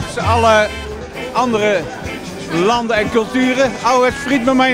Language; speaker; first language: Dutch; native; Dutch